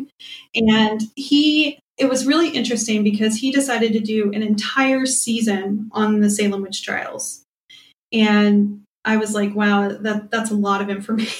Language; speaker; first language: English; native; English